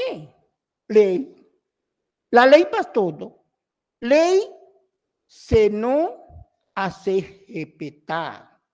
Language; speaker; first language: Spanish; non-native, local second language; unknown